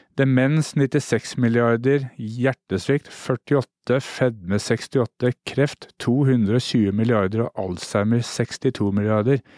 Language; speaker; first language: Norwegian; native; Norwegian